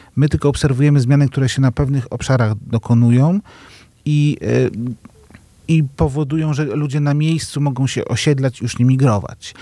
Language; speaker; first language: Polish; native; Polish